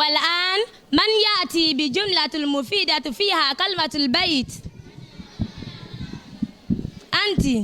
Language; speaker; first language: Arabic; non-native, fluent; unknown